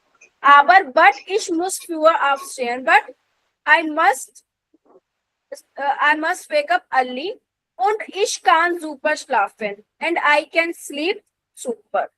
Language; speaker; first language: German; non-native, fluent; Hindi